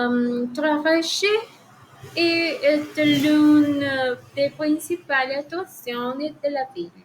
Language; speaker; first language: French; non-native, learner; Spanish